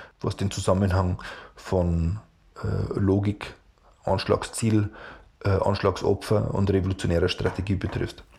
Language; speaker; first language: German; native; German